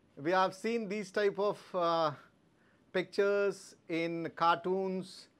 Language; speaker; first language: English; non-native, local second language; Telugu